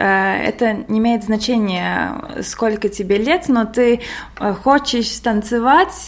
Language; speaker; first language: Russian; non-native, local second language; Latvian